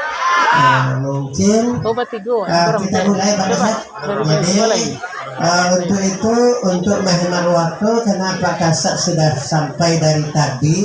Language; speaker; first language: Indonesian; native; Indonesian